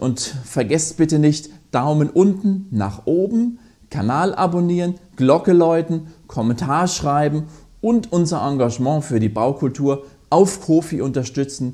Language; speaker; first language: German; native; German